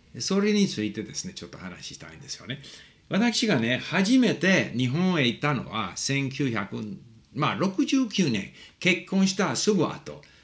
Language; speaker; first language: Japanese; non-native, fluent; English